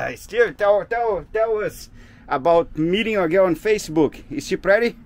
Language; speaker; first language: English; non-native, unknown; Portuguese